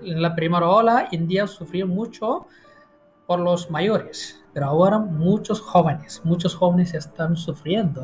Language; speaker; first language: Spanish; non-native, fluent; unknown